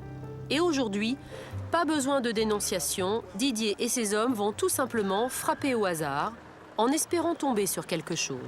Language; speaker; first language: French; native; French